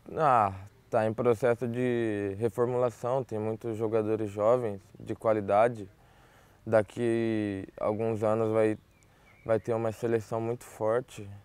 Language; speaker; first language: Portuguese; native; Portuguese